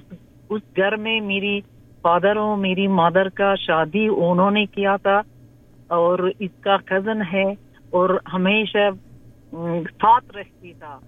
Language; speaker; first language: Hindi; non-native, learner; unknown